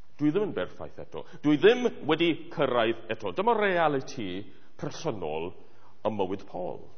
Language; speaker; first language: Welsh; non-native, fluent; English